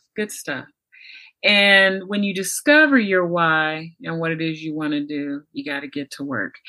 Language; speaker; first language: English; native; English